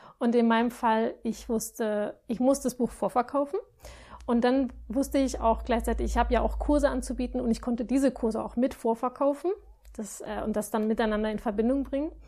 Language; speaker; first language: German; non-native, fluent; Spanish